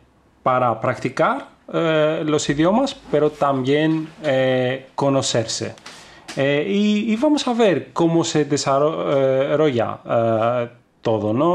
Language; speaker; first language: Spanish; non-native, fluent; Greek